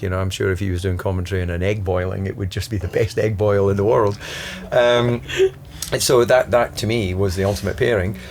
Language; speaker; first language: English; native; English